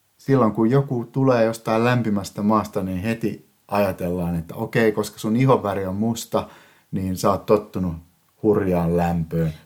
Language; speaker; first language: Finnish; native; Finnish